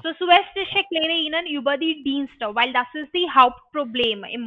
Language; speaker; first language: German; non-native, learner; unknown